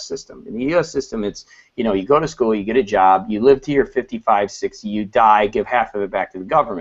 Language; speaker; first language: English; native; English